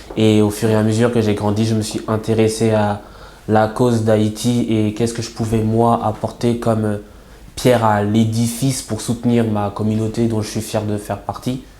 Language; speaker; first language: French; native; French